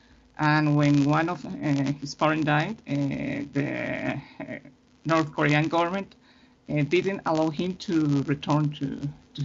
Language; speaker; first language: English; non-native, fluent; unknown